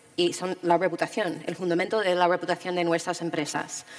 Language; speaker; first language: Spanish; early bilingual, heritage; Spanish